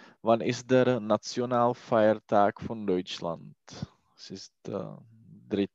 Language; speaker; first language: German; non-native, learner; Czech